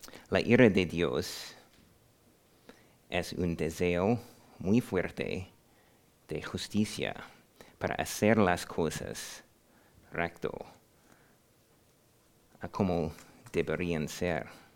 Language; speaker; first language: Spanish; non-native, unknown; English